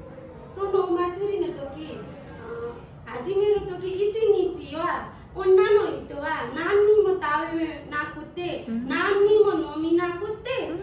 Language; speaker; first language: Japanese; non-native, learner; Nepali